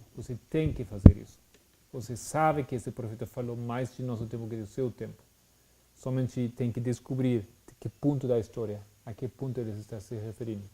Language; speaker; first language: Portuguese; non-native, fluent; Spanish